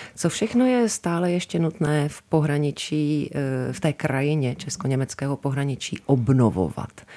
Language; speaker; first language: Czech; native; Czech